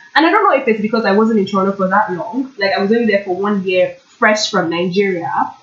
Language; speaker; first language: English; non-native, local second language; Yoruba